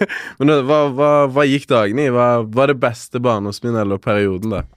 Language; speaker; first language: Norwegian; early bilingual, other home language; Kinyarwanda